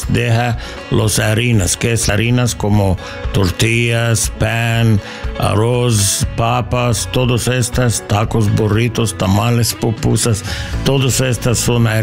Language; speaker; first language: Spanish; non-native, learner; English